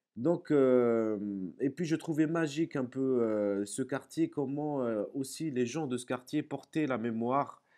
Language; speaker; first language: French; non-native, local second language; Arabic